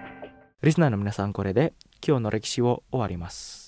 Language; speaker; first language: Japanese; non-native, fluent; Indonesian